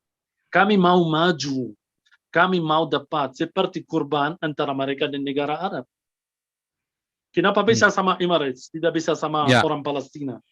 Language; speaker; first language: Indonesian; non-native, fluent; Arabic